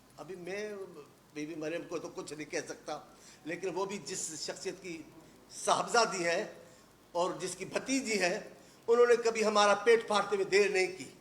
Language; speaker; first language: Urdu; non-native, local second language; Sindhi